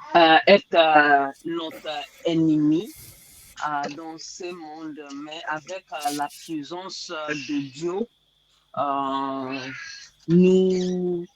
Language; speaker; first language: French; non-native, learner; English